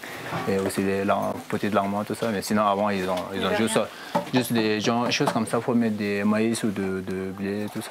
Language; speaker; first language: French; non-native, fluent; Sherpa